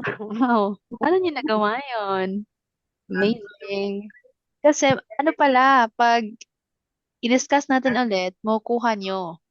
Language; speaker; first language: Filipino; non-native, local second language; Cebuano